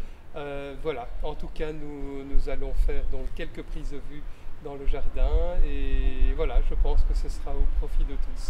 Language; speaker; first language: French; native; French